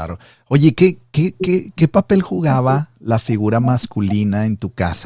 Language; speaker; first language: Spanish; native; Spanish